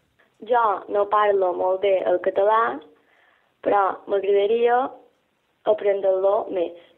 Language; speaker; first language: Spanish; non-native, local second language; Catalan